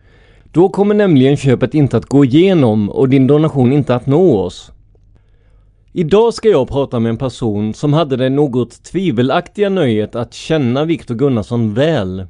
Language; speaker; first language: Swedish; native; Swedish